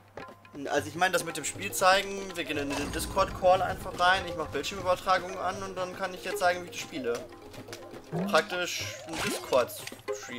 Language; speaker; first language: German; native; German